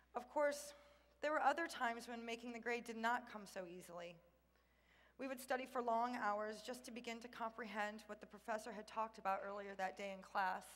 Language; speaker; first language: English; native; English